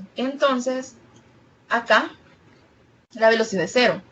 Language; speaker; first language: Spanish; native; Spanish